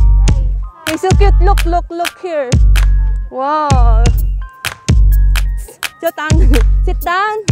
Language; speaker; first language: English; non-native, learner; Filipino